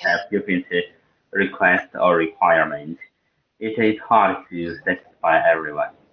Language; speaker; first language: English; non-native, learner; Chinese